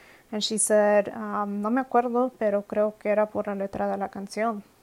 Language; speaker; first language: Spanish; early bilingual, heritage; Spanish